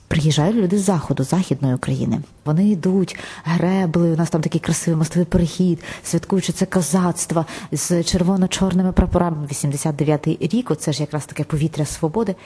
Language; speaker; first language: Ukrainian; non-native, local second language; Russian